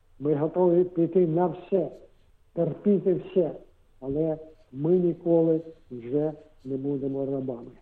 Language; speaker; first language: Ukrainian; non-native, local second language; Russian